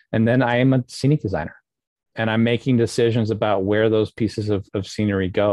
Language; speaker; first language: English; native; English